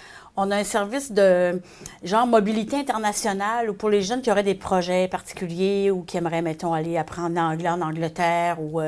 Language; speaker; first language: French; native; French